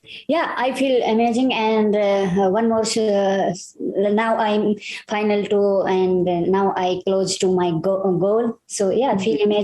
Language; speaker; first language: English; non-native, learner; Hindi